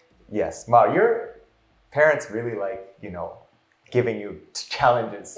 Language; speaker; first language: English; native; English